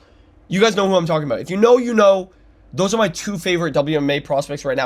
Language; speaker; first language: English; native; English